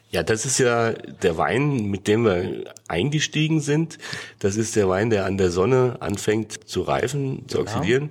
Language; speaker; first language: German; native; German